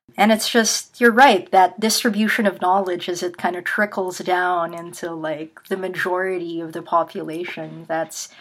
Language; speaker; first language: English; non-native, local second language; Filipino